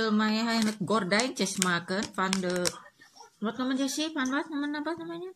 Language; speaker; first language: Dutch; non-native, learner; Indonesian